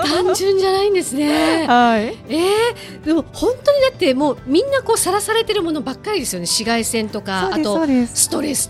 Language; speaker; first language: Japanese; native; Japanese